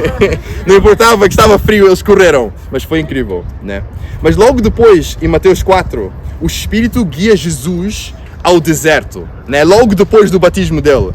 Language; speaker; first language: Portuguese; non-native, fluent; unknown